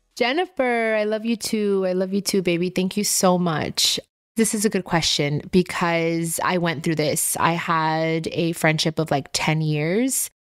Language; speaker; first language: English; native; English